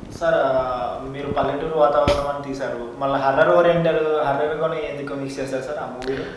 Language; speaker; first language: Telugu; native; Telugu